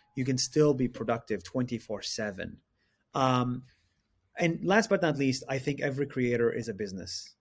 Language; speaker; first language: English; non-native, fluent; Arabic